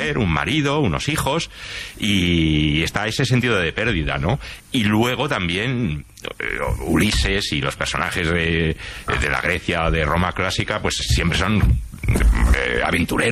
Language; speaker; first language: Spanish; native; Spanish